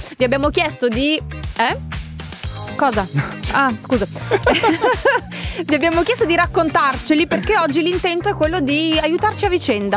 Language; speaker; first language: Italian; native; Italian